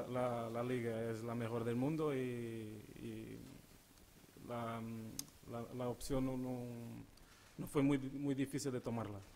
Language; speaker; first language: Spanish; non-native, learner; Portuguese